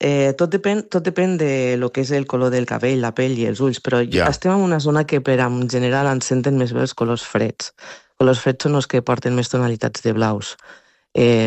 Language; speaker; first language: Catalan; native; Catalan